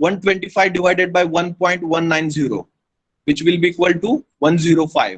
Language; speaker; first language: English; non-native, local second language; Hindi